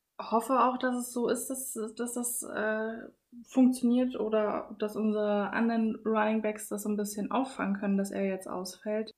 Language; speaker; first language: German; native; German